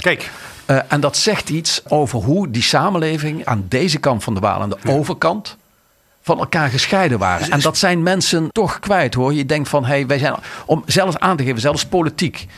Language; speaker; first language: Dutch; native; Dutch